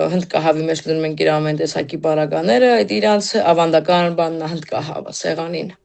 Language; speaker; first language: Armenian; native; Armenian